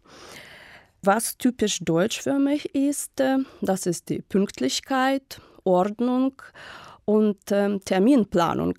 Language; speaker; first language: German; non-native, fluent; Ukrainian